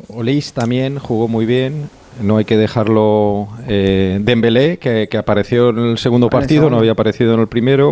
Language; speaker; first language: Spanish; native; Spanish